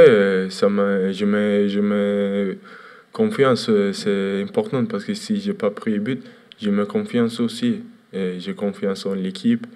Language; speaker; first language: French; non-native, learner; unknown